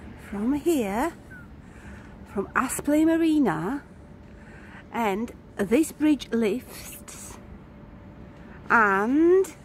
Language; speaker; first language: English; non-native, fluent; Romanian